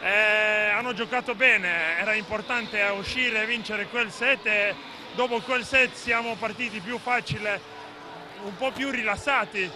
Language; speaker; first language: Italian; non-native, fluent; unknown